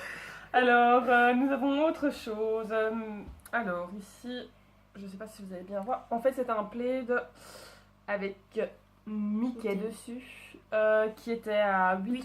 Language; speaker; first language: French; native; French